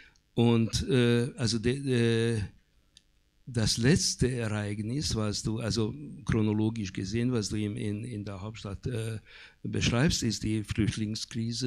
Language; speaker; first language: German; non-native, fluent; Hungarian